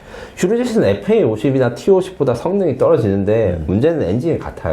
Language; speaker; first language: Korean; native; Korean